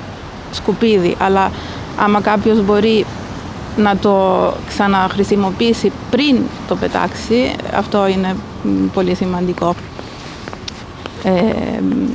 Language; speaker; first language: Greek; early bilingual, heritage; Greek